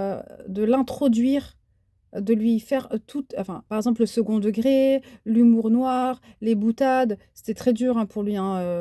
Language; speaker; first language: French; native; French